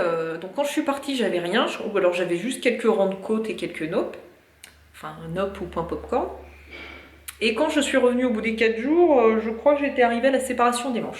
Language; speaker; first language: French; native; French